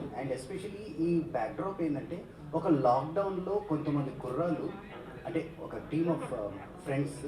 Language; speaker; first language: Telugu; native; Telugu